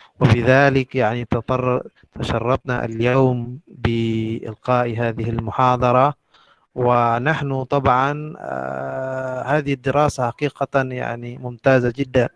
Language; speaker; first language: Arabic; non-native, fluent; Indonesian